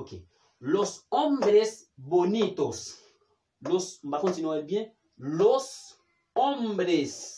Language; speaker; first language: Spanish; non-native, fluent; Haitian Creole